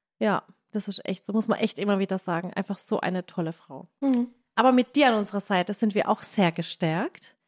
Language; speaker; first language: German; native; German